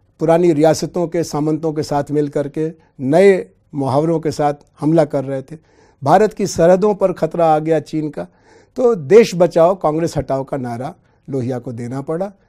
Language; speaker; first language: Hindi; native; Hindi